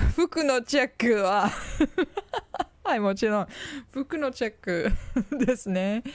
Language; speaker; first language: Japanese; non-native, learner; English